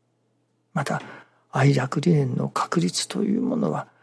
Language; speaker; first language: Japanese; native; Japanese